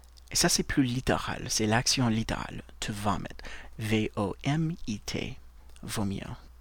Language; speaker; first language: French; non-native, fluent; English